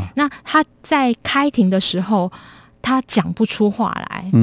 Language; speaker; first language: Chinese; non-native, local second language; Min Nan Chinese